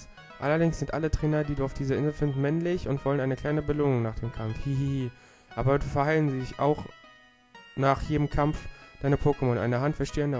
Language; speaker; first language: German; native; German